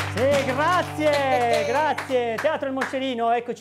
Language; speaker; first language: Italian; native; Italian